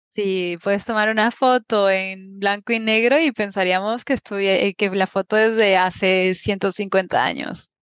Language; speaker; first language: Spanish; native; Spanish